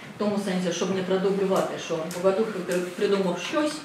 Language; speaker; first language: Ukrainian; non-native, fluent; Estonian